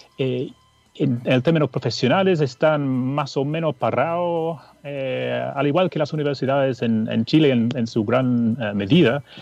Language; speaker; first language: Spanish; non-native, fluent; English